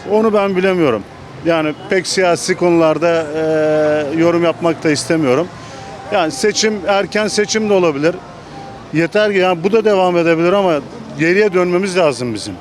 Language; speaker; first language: Turkish; native; Turkish